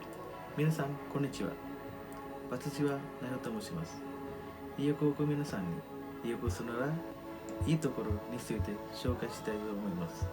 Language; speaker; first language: Japanese; non-native, learner; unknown